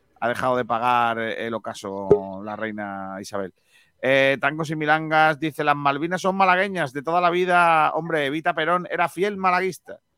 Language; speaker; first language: Spanish; native; Spanish